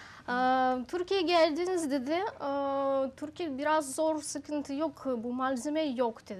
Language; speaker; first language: Turkish; non-native, learner; Russian